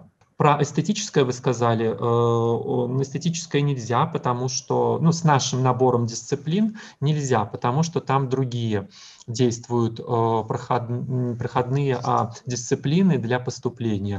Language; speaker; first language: Russian; native; Russian